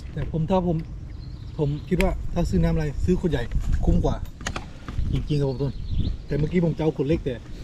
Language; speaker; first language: Thai; native; Thai